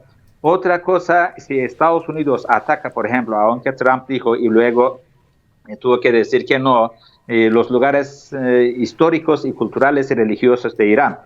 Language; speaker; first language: Spanish; non-native, fluent; Turkish